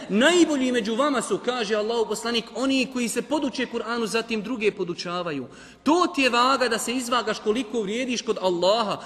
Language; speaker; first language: Bosnian; native; Bosnian